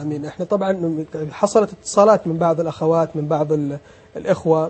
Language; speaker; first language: Arabic; native; Arabic